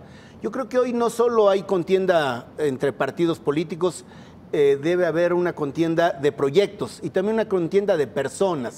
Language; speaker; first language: Spanish; native; Spanish